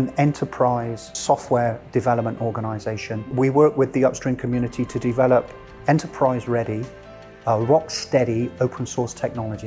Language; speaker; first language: English; native; English